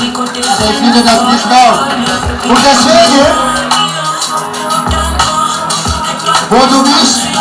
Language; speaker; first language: German; non-native, learner; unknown